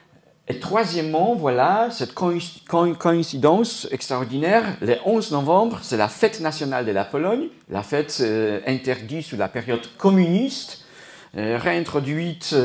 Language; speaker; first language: French; non-native, fluent; Polish